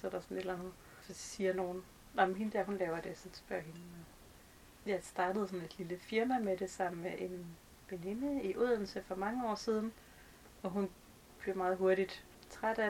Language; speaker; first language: Danish; native; Danish